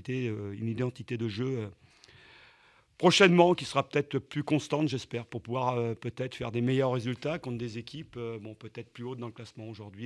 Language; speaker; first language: French; native; French